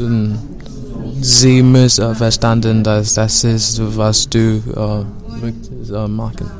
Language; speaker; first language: German; non-native, learner; English